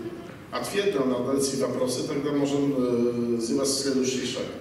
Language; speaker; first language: Russian; non-native, fluent; Polish